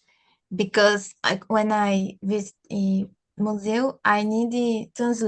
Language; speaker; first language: English; non-native, learner; Portuguese